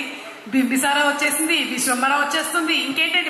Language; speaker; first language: Telugu; native; Telugu